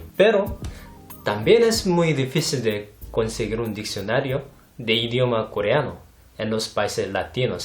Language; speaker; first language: Spanish; non-native, fluent; Korean